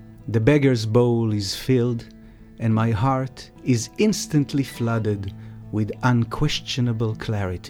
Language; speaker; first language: English; non-native, fluent; Hebrew